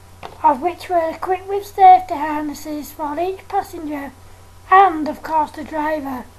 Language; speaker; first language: English; native; English